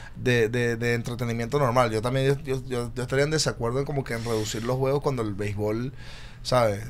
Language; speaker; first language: Spanish; native; Spanish